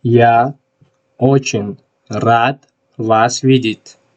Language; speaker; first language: Russian; non-native, local second language; Tajik